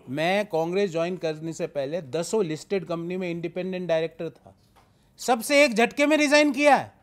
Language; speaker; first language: Hindi; native; Hindi